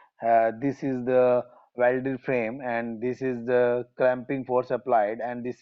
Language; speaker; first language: English; non-native, local second language; Hindi